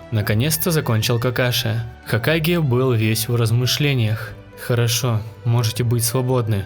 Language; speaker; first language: Russian; native; Russian